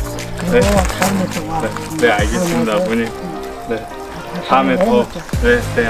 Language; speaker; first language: Korean; non-native, learner; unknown